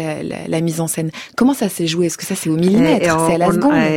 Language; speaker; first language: French; native; French